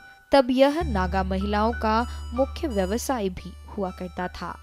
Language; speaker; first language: Hindi; native; Hindi